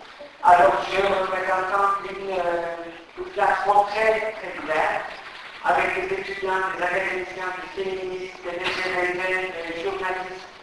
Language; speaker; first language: French; non-native, fluent; Turkish